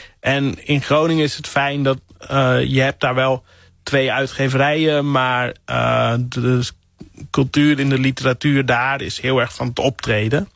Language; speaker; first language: Dutch; native; Dutch